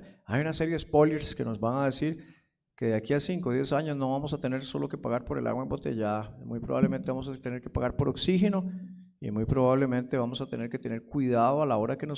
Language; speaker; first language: Spanish; native; Spanish